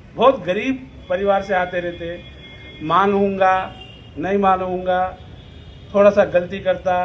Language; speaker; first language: Hindi; non-native, local second language; Lambadi